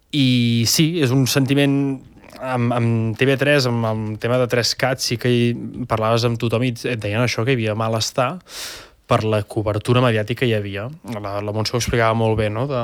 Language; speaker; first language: Catalan; native; Catalan